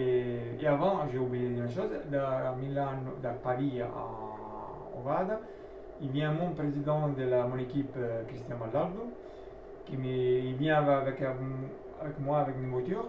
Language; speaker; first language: French; non-native, learner; Italian